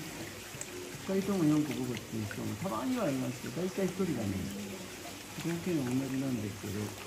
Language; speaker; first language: Japanese; native; Japanese